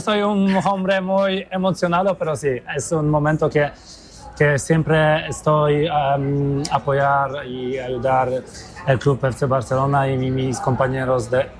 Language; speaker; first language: Spanish; non-native, fluent; Polish